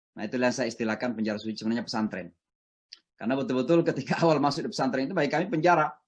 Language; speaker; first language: Indonesian; non-native, local second language; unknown